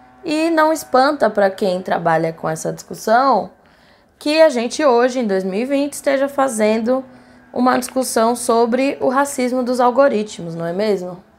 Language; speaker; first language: Portuguese; native; Portuguese